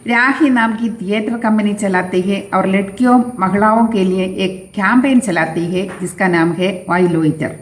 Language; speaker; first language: Hindi; non-native, local second language; Malayalam